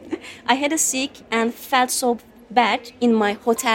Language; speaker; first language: English; non-native, learner; Turkish